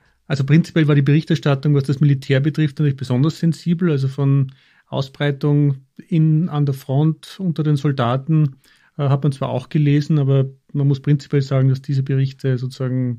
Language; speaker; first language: German; native; German